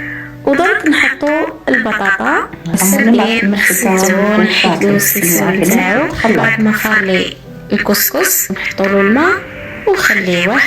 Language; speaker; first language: Arabic; native; Arabic